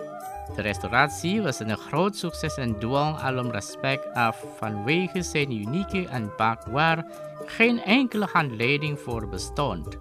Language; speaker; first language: Dutch; non-native, fluent; Indonesian